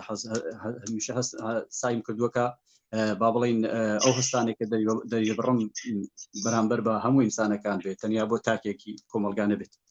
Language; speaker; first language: Central Kurdish; non-native, local second language; Gurani